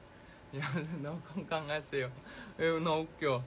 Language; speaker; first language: Korean; non-native, fluent; Thai